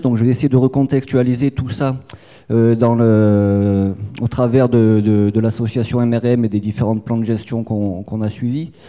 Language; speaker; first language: French; native; French